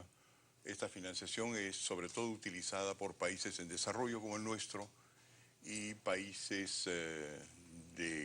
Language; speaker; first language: Spanish; native; Spanish